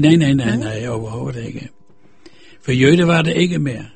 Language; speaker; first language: Danish; non-native, fluent; Dutch